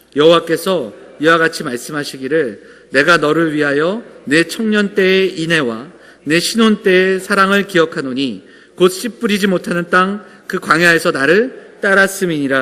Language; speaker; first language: Korean; native; Korean